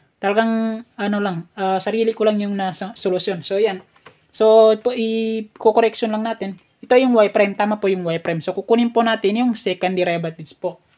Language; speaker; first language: Filipino; native; Filipino